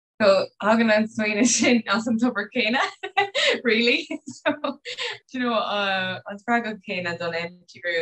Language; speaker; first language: Irish; non-native, local second language; English